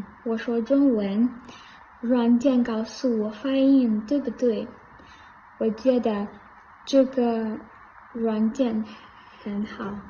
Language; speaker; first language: Chinese; non-native, learner; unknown